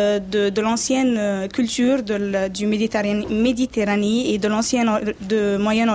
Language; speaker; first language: French; non-native, fluent; Arabic